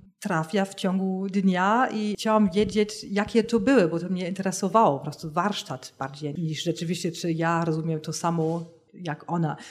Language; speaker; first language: Polish; non-native, fluent; German